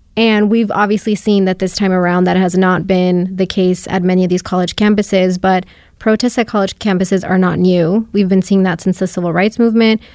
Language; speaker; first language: English; early bilingual, other home language; Spanish